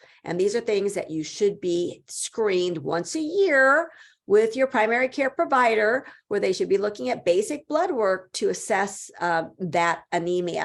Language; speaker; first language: English; native; English